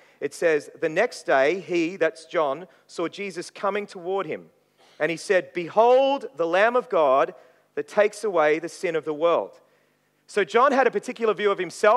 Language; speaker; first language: English; native; English